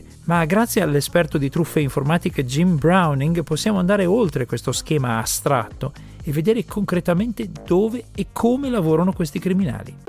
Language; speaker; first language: Italian; native; Italian